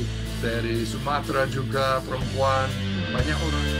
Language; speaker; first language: Indonesian; non-native, fluent; English